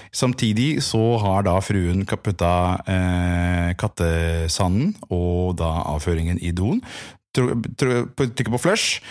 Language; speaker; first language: Norwegian; native; Norwegian